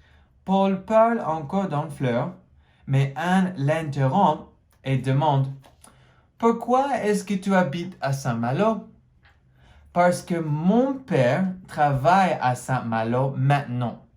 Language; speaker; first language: French; non-native, fluent; English